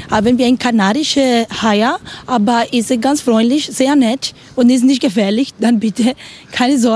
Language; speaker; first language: German; non-native, learner; Spanish